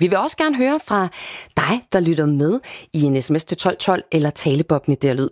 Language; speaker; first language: Danish; native; Danish